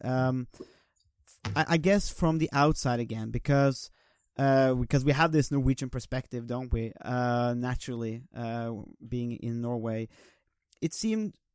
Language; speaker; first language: English; non-native, fluent; Norwegian